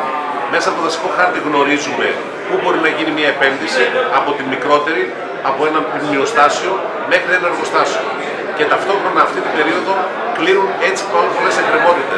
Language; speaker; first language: Greek; native; Greek